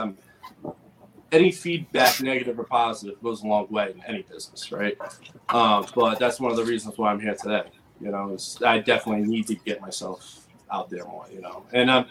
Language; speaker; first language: English; native; English